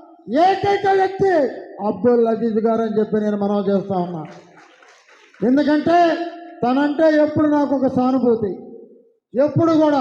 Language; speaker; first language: Telugu; native; Telugu